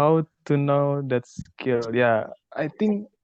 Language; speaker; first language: English; non-native, learner; Indonesian